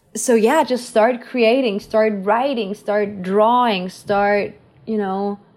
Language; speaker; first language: English; non-native, fluent; Danish